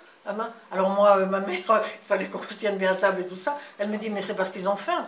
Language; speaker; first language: French; native; French